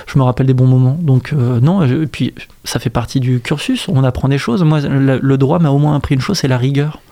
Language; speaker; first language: French; native; French